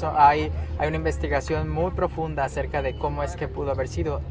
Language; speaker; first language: Spanish; native; Spanish